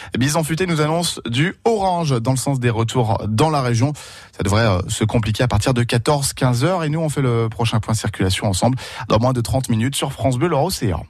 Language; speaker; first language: French; native; French